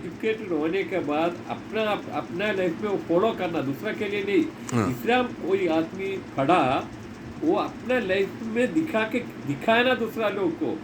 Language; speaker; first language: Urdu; non-native, local second language; Malayalam